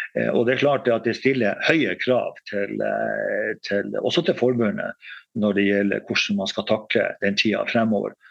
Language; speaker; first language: Norwegian; native; Norwegian